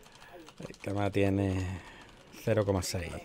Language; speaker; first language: Spanish; native; Spanish